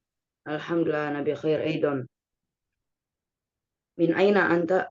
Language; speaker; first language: Arabic; non-native, learner; Indonesian